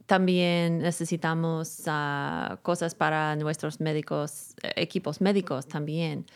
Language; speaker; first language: Spanish; non-native, learner; English